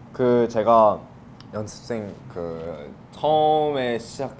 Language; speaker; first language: Korean; non-native, fluent; English